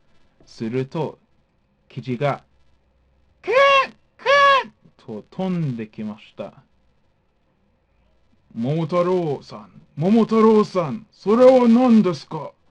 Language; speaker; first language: Japanese; non-native, fluent; English